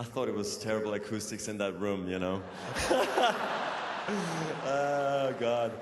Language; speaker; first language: English; non-native, fluent; German